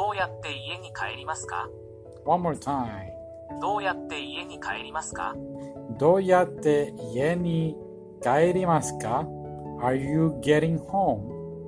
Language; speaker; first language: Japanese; non-native, learner; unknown